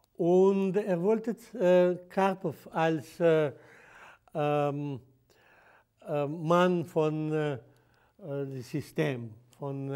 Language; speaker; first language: German; non-native, fluent; Russian